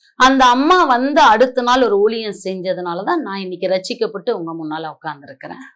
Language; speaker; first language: Tamil; non-native, local second language; Marathi